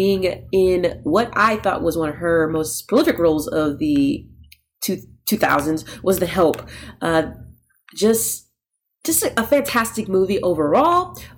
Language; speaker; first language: English; native; English